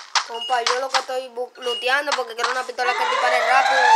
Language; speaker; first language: Spanish; native; Spanish